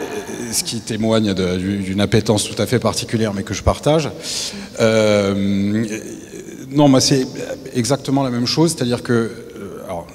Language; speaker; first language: French; native; French